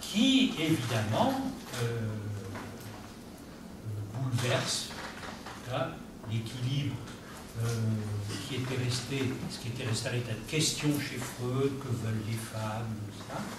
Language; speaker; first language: French; native; French